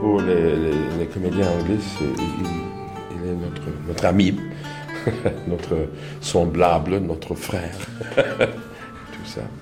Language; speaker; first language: French; non-native, learner; English